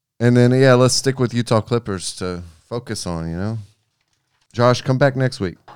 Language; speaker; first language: English; native; English